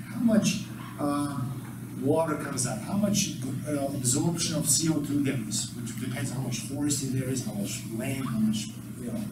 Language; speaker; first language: English; non-native, fluent; Slovak